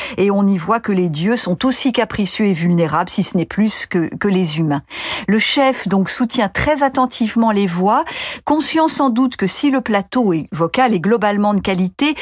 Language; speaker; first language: French; native; French